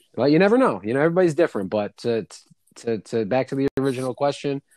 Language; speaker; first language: English; native; English